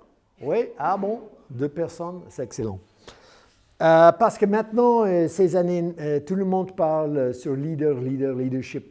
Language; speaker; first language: French; non-native, learner; English